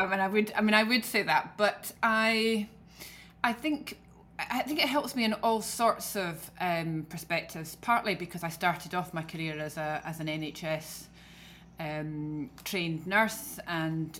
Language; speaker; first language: English; native; English